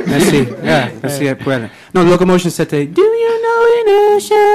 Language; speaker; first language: French; non-native, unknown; English